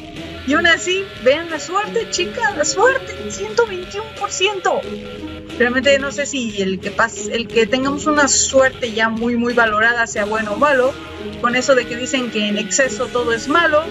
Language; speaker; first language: Spanish; native; Spanish